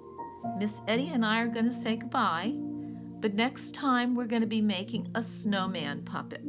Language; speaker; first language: English; native; English